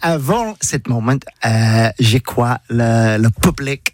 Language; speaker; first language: French; non-native, learner; English